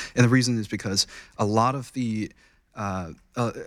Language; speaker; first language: English; non-native, fluent; Chinese